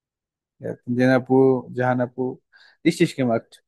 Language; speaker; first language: German; non-native, fluent; Bangla